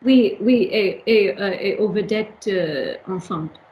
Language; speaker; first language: French; non-native, learner; English